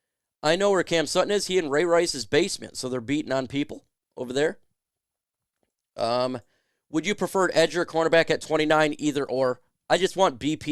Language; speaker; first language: English; native; English